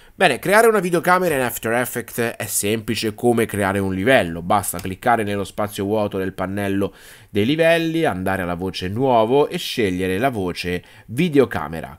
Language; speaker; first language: Italian; native; Italian